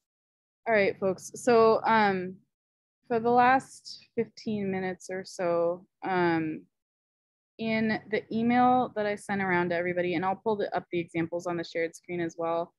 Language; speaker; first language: English; native; English